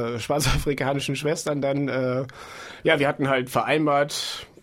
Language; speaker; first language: German; native; German